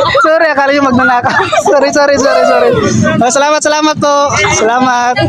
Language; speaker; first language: Filipino; non-native, local second language; Cebuano